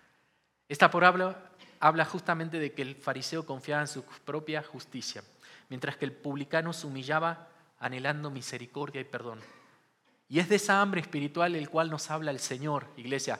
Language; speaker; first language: Spanish; native; Spanish